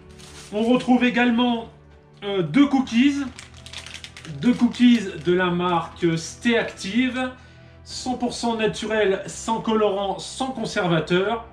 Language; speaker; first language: French; native; French